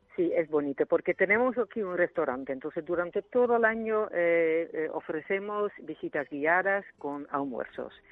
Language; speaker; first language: Spanish; non-native, fluent; Dutch